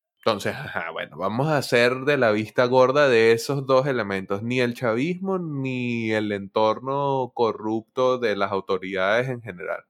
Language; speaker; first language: Spanish; native; Spanish